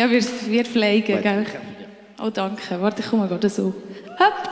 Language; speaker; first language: German; native; German